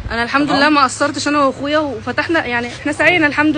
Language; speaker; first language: Arabic; native; Arabic